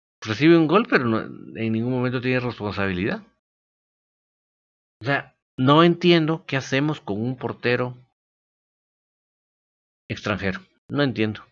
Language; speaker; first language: Spanish; native; Spanish